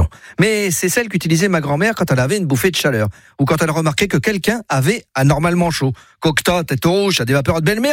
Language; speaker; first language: French; native; French